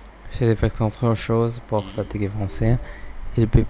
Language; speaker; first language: French; non-native, learner; English